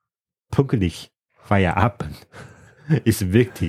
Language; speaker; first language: German; non-native, learner; Chinese